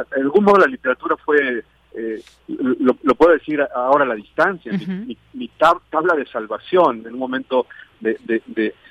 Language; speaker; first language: Spanish; native; Spanish